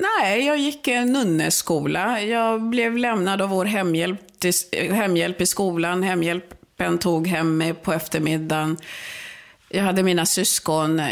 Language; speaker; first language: Swedish; early bilingual, other home language; Swahili